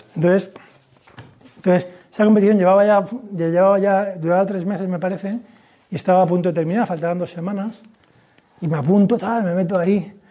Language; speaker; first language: Spanish; native; Spanish